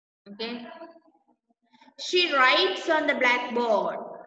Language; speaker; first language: English; non-native, local second language; Malayalam